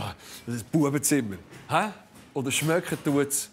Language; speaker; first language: German; native; German